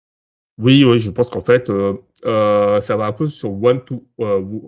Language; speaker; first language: French; native; French